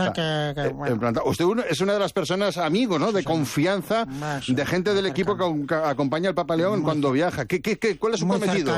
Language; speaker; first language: Spanish; native; Spanish